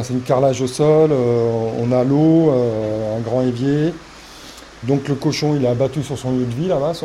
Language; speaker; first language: French; native; French